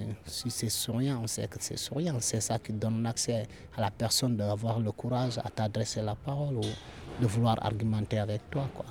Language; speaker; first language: French; non-native, local second language; Fula